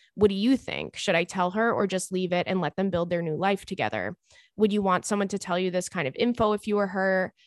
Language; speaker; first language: English; native; English